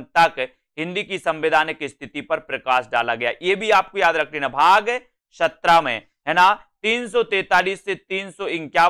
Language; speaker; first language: Hindi; native; Hindi